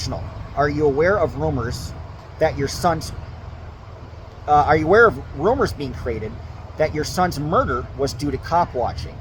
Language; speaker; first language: English; native; English